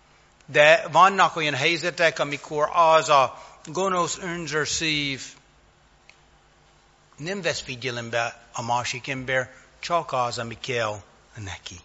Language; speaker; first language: Hungarian; non-native, fluent; English